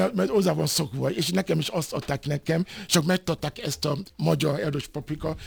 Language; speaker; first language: Hungarian; non-native, fluent; Yoruba